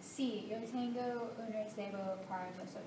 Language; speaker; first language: Spanish; non-native, learner; English